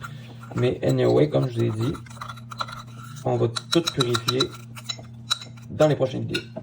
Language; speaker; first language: French; native; French